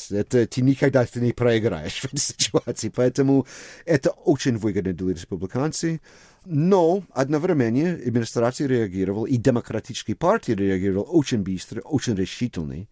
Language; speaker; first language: Russian; non-native, fluent; English